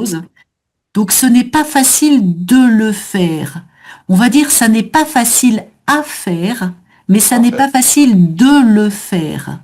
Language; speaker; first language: French; native; French